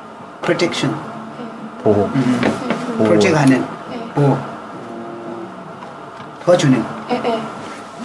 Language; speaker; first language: Korean; non-native, learner; Tibetan